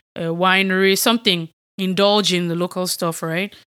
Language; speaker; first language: English; non-native, local second language; Yoruba